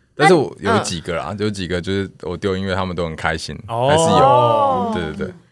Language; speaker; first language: Chinese; non-native, local second language; Min Nan Chinese